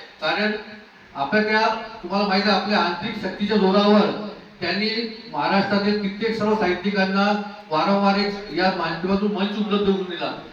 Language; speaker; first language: Marathi; non-native, local second language; Hindi